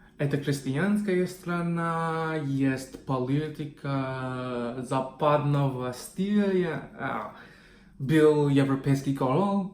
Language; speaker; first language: Russian; non-native, fluent; English